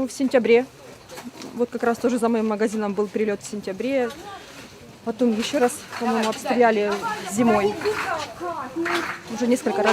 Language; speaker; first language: Russian; native; Russian